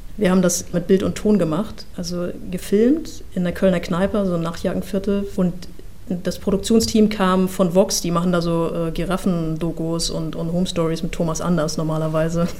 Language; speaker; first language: German; native; German